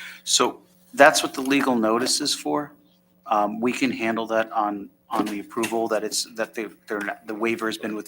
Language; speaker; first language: English; native; English